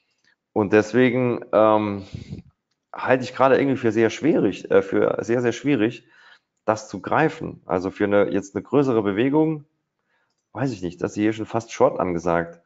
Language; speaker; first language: German; native; German